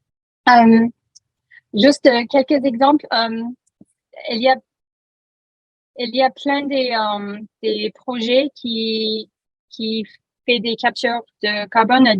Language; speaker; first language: French; non-native, learner; English